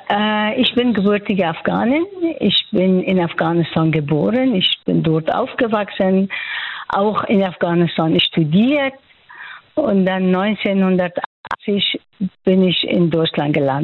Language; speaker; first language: German; non-native, fluent; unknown